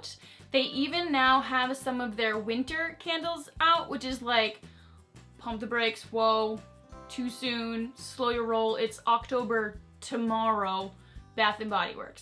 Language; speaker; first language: English; native; English